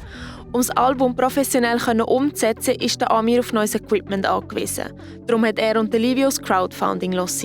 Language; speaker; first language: German; native; German